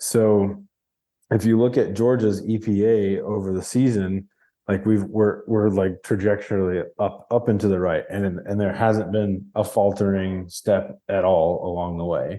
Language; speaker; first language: English; native; English